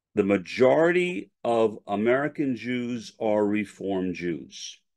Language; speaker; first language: English; native; English